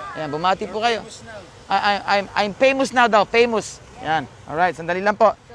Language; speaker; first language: Filipino; non-native, local second language; Pampanga